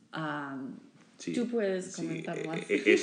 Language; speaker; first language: Spanish; non-native, fluent; English